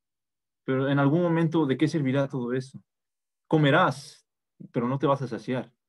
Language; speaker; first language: Spanish; native; Spanish